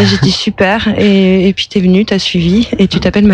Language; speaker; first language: French; native; French